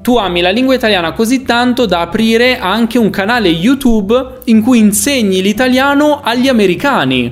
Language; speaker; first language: Italian; native; Italian